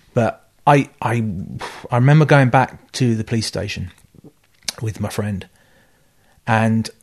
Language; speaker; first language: English; native; English